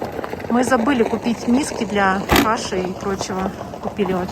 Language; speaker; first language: Russian; native; Russian